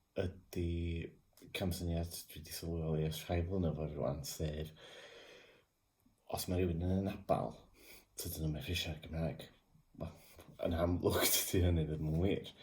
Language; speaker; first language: Welsh; non-native, local second language; English